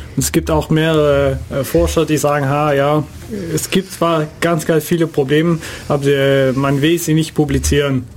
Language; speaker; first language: German; non-native, fluent; Dutch